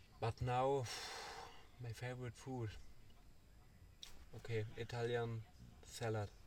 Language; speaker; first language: English; non-native, learner; German